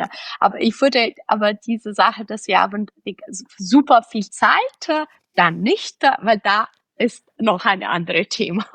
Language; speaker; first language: German; non-native, fluent; Italian